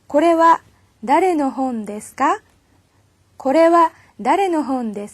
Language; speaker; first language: Japanese; non-native, fluent; Korean